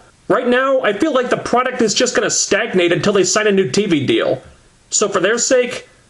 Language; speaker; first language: English; native; English